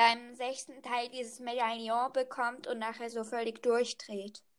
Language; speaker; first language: German; native; German